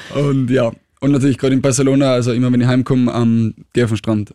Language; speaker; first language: German; native; German